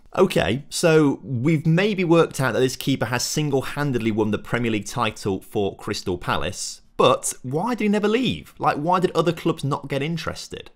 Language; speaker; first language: English; native; English